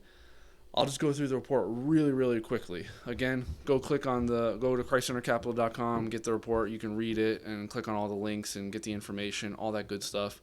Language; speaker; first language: English; native; English